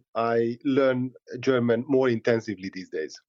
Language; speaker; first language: English; non-native, fluent; Hungarian